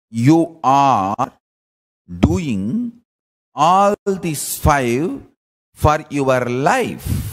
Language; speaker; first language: English; non-native, local second language; Tamil